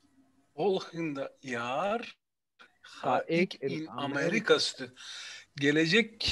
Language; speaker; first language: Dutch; non-native, learner; Turkish